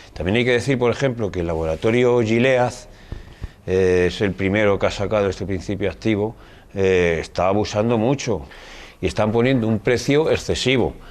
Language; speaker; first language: Spanish; native; Spanish